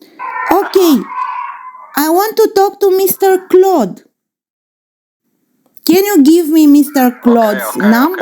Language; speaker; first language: English; non-native, fluent; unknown